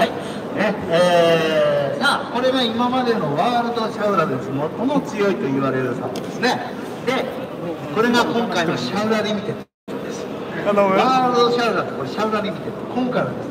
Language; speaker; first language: Japanese; native; Japanese